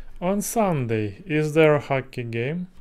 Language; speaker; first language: English; non-native, learner; Russian